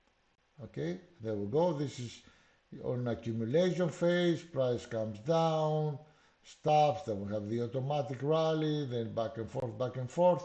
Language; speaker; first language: English; non-native, fluent; Greek